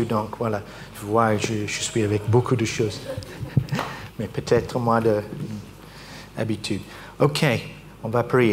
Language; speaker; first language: French; non-native, fluent; English